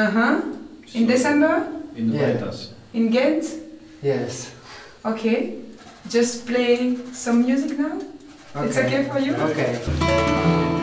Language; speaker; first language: English; non-native, learner; French